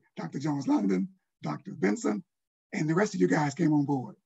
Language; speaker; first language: English; native; English